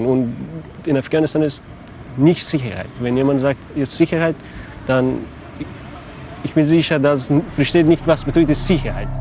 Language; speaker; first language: German; non-native, learner; Persian